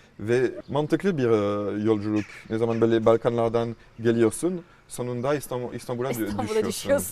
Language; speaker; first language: Turkish; non-native, fluent; French